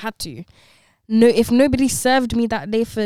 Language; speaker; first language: English; early bilingual, other home language; Konkani